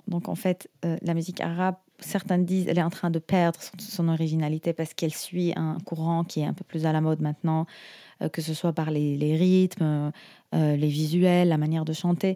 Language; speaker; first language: French; non-native, fluent; Arabic